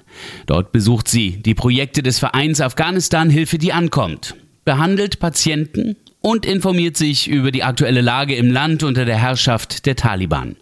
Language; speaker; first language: German; native; German